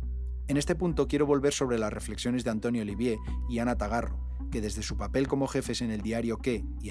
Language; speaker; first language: Spanish; native; Spanish